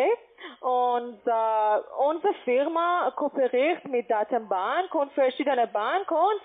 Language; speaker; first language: German; non-native, learner; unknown